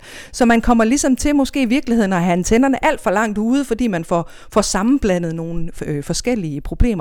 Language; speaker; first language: Danish; native; Danish